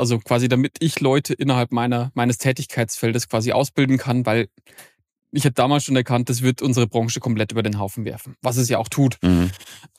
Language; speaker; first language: German; native; German